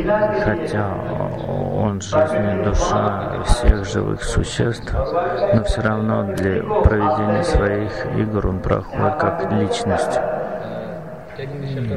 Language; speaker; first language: Russian; non-native, fluent; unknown